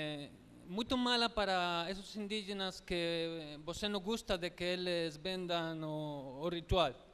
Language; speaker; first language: Portuguese; non-native, learner; Spanish